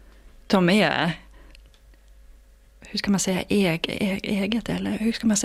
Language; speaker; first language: Swedish; non-native, fluent; Finnish